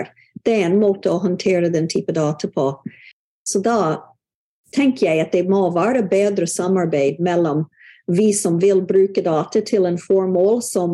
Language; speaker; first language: Norwegian; non-native, fluent; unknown